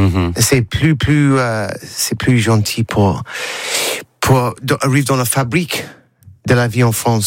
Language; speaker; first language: French; non-native, learner; English